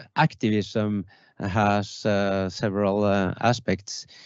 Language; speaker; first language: English; non-native, fluent; Norwegian